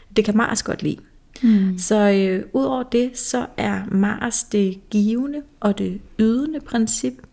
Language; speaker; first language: Danish; native; Danish